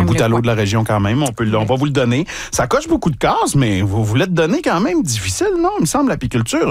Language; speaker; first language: French; native; French